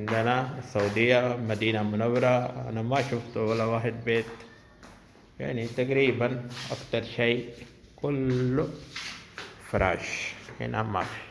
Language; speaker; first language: Arabic; non-native, learner; Urdu